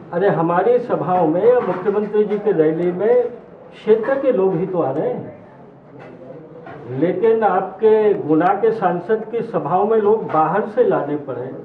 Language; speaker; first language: Hindi; native; Hindi